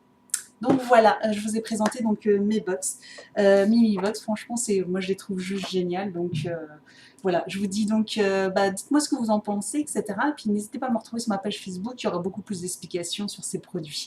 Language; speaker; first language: French; native; French